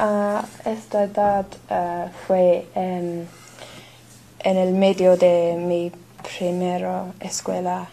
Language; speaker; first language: Spanish; non-native, learner; English